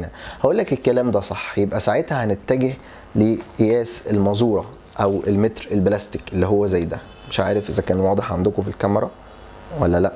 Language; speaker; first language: Arabic; native; Arabic